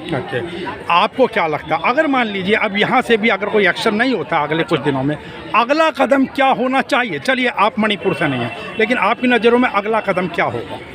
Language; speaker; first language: Hindi; native; Hindi